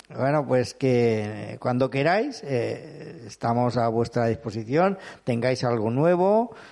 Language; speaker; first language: Spanish; non-native, local second language; Catalan